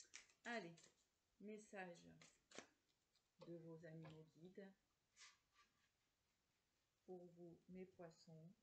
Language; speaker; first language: French; native; French